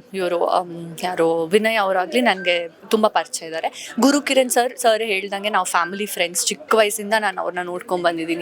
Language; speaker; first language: Kannada; non-native, local second language; Tulu